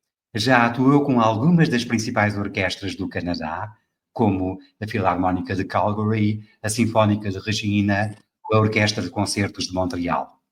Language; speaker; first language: Portuguese; native; Portuguese